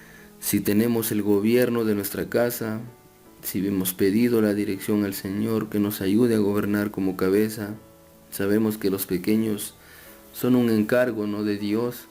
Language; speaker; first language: Spanish; native; Spanish